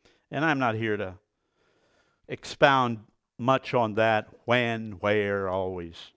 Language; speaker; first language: English; early bilingual, other home language; Pennsylvania German